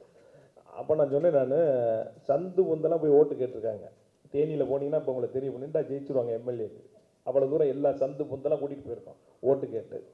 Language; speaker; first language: Tamil; native; Tamil